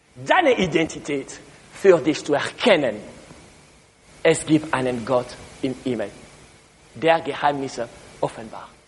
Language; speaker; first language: German; non-native, learner; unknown